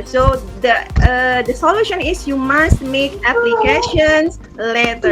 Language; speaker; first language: English; non-native, fluent; Indonesian